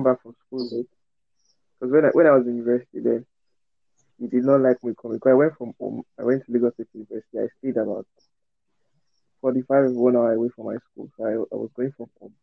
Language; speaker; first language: English; non-native, local second language; Yoruba